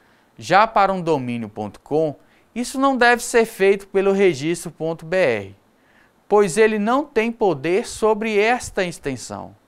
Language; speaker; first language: Portuguese; native; Portuguese